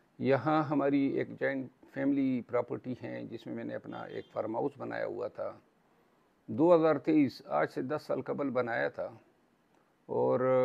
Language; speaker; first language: Urdu; non-native, local second language; Pashto